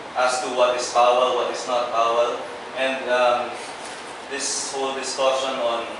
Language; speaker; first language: English; non-native, local second language; Filipino